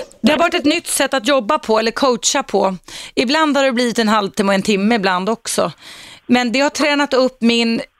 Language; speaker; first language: Swedish; native; Swedish